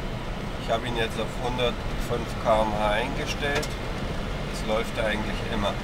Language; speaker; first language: German; native; German